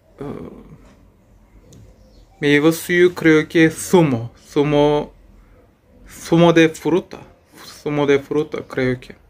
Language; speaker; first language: Spanish; non-native, fluent; Turkish